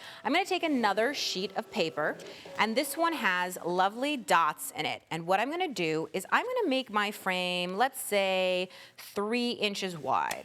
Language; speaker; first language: English; native; English